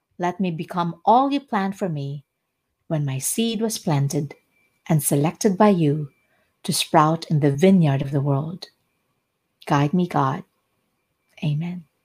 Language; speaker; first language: English; non-native, local second language; Cebuano